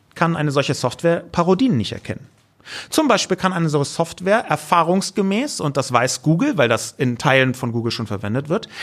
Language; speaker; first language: German; native; German